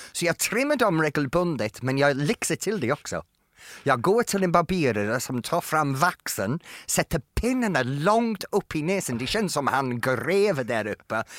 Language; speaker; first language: Swedish; non-native, fluent; English